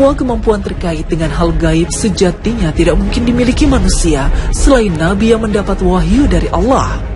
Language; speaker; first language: Indonesian; native; Indonesian